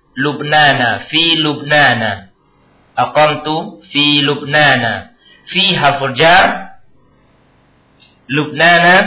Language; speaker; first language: Arabic; non-native, fluent; Indonesian